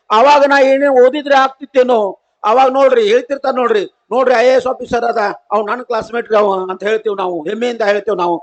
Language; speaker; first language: Kannada; non-native, local second language; Marathi